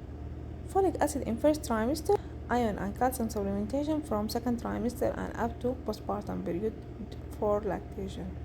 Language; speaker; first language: English; non-native, local second language; Arabic